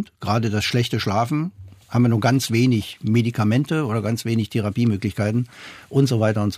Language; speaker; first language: German; non-native, fluent; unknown